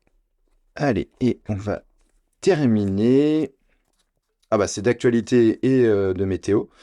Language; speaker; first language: French; native; French